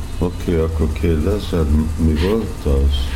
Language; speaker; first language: Hungarian; early bilingual, heritage; Hungarian